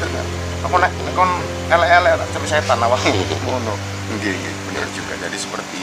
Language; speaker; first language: Indonesian; native; Indonesian